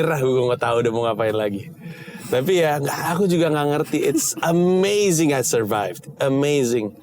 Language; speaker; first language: Indonesian; native; Indonesian